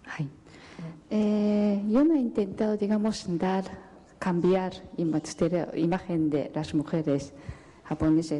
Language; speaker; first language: Spanish; non-native, fluent; Japanese